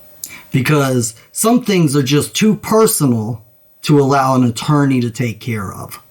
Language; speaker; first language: English; native; English